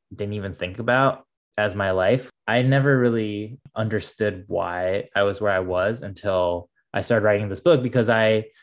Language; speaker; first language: English; native; English